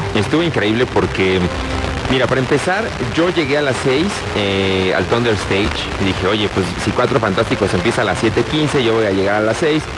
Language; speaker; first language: Spanish; native; Spanish